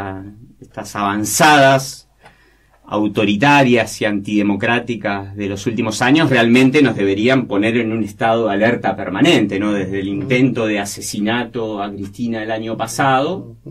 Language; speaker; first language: Spanish; native; Spanish